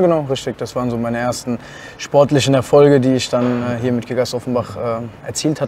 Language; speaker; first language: German; native; German